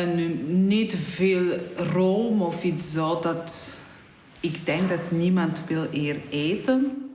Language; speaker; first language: Dutch; non-native, learner; Polish